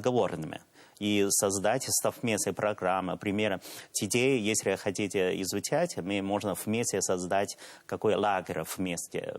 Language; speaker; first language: Russian; non-native, learner; Chinese